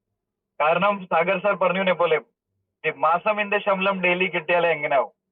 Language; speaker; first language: Malayalam; early bilingual, heritage; Malayalam